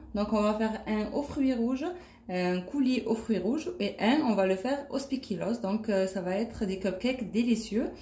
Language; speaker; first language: French; non-native, local second language; Arabic